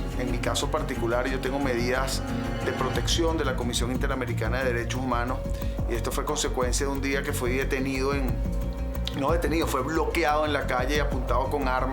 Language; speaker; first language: Spanish; native; Spanish